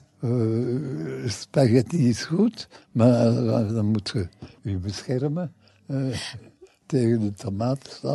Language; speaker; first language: Dutch; non-native, fluent; English